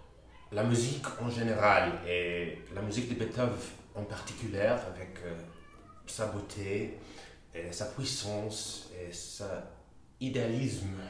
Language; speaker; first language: French; non-native, fluent; English